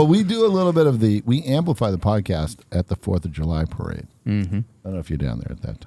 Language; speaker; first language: English; native; English